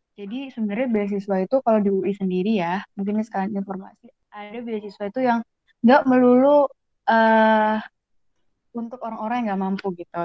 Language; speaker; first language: Indonesian; native; Indonesian